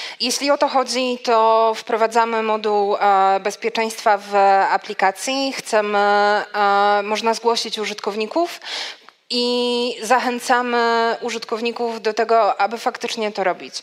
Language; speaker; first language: Polish; native; Polish